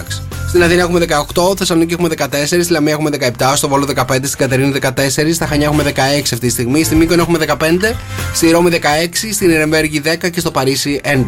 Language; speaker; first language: Greek; native; Greek